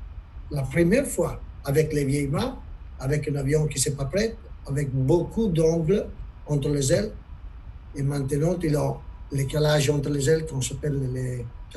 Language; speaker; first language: French; non-native, learner; Italian